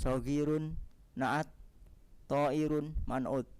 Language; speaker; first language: Arabic; non-native, learner; Indonesian